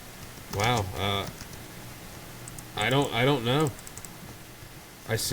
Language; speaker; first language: English; native; English